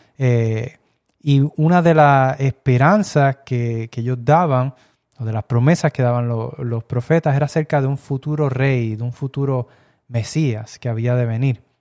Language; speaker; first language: Spanish; early bilingual, heritage; Spanish